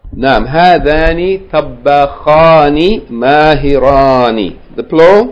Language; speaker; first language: Arabic; non-native, fluent; English